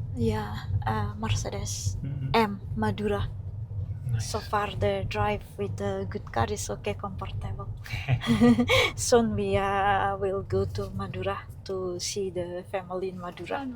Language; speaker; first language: English; non-native, learner; Indonesian